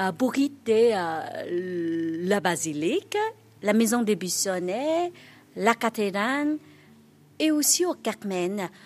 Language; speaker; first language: French; non-native, learner; Vietnamese